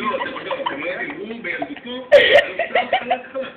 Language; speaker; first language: Hebrew; native; Hebrew